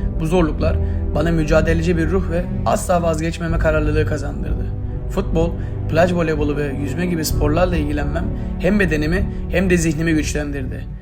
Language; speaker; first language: Turkish; native; Turkish